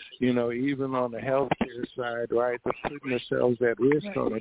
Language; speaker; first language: English; early bilingual, other home language; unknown